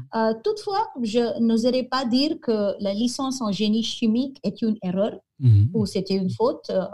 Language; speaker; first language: French; non-native, fluent; Konkani